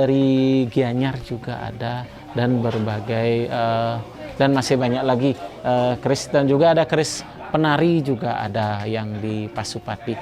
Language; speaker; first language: Indonesian; native; Indonesian